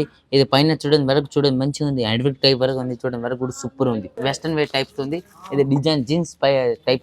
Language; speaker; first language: Telugu; non-native, local second language; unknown